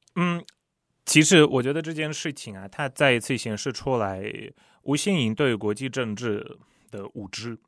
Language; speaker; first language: Chinese; non-native, fluent; Polish